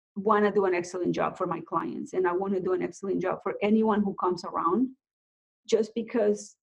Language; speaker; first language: English; non-native, fluent; Spanish